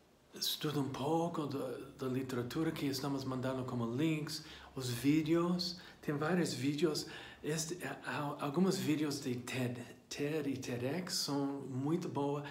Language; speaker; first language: Portuguese; non-native, fluent; English